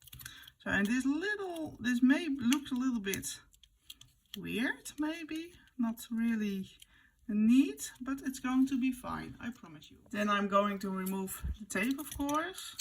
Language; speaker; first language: English; non-native, fluent; Dutch